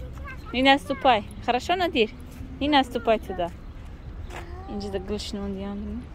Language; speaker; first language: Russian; non-native, learner; Tajik